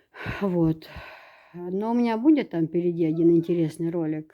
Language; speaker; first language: Russian; native; Russian